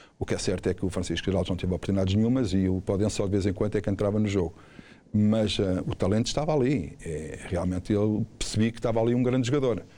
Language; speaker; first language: Portuguese; native; Portuguese